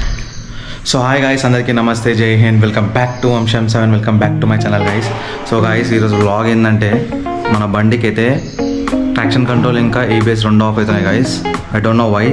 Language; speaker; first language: Telugu; native; Telugu